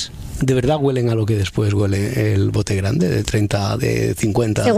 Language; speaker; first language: Spanish; native; Spanish